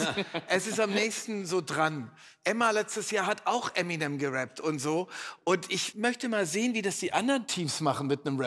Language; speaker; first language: German; native; German